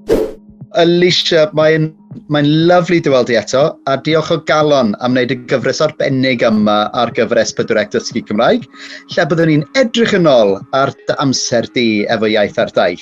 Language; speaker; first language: Welsh; native; Welsh